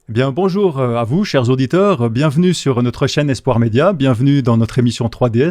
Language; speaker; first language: French; native; French